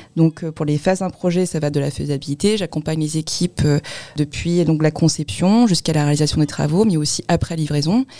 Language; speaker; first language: French; native; French